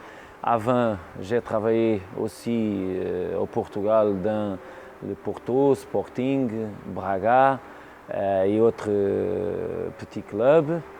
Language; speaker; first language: French; non-native, learner; Portuguese